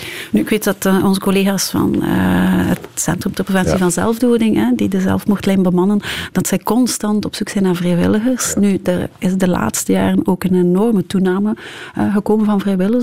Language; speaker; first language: Dutch; native; Dutch